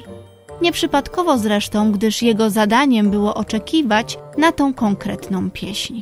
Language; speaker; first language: Polish; native; Polish